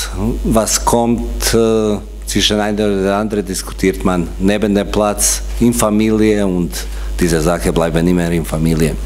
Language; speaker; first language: German; non-native, fluent; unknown